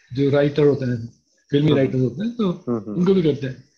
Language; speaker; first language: Hindi; native; Hindi